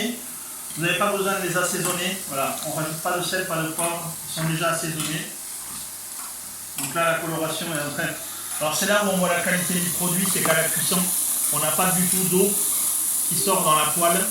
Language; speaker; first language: French; native; French